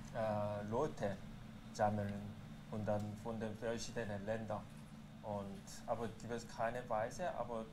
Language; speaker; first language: German; non-native, fluent; Korean